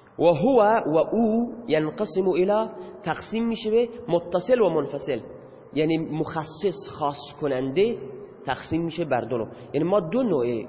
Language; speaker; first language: Persian; native; Persian